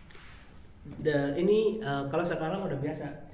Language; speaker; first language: Indonesian; non-native, learner; Arabic